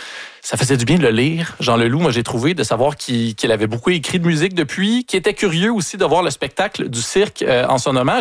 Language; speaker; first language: French; native; French